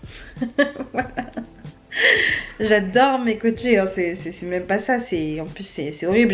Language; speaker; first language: French; native; French